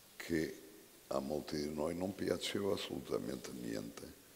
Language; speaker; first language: Italian; non-native, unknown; Portuguese